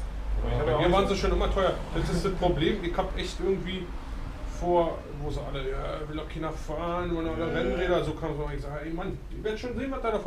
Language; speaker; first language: German; native; German